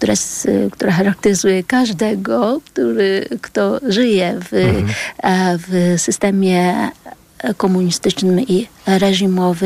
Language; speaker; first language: Polish; early bilingual, other home language; Vietnamese